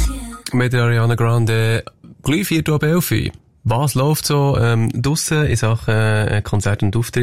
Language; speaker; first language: German; native; German